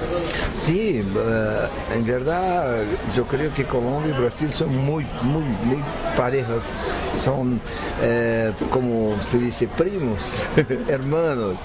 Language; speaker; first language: Spanish; non-native, fluent; Portuguese